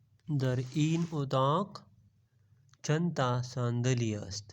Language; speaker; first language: Persian; non-native, fluent; Urdu